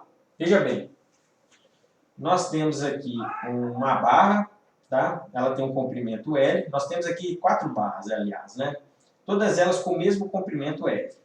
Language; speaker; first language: Portuguese; native; Portuguese